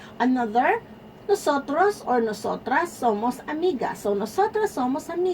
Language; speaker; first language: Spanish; non-native, fluent; Filipino